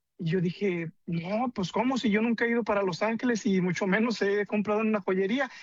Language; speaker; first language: Spanish; native; Spanish